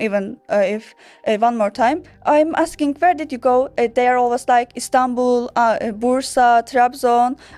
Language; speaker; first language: English; non-native, learner; Turkish